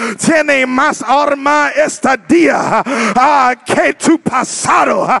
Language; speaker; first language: Spanish; non-native, learner; English